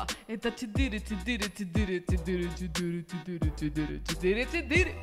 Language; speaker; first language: Russian; non-native, learner; Spanish